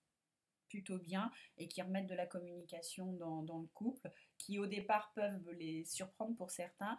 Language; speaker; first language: French; native; French